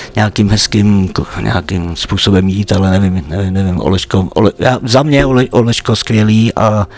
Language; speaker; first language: Czech; native; Czech